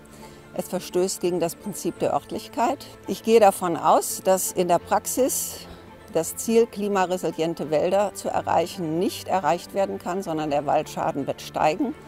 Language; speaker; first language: German; native; German